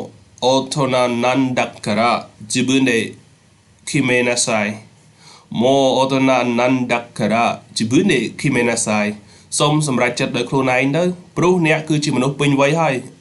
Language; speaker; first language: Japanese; non-native, fluent; Khmer